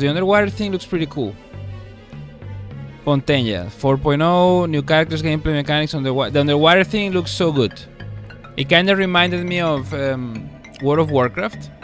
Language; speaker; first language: English; early bilingual, other home language; Spanish